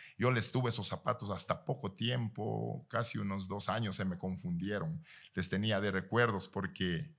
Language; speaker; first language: Spanish; native; Spanish